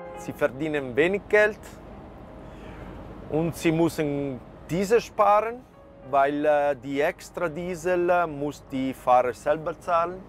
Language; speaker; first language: German; non-native, fluent; Italian